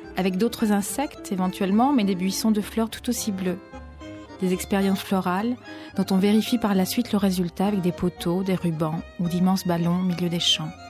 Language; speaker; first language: French; early bilingual, other home language; Spanish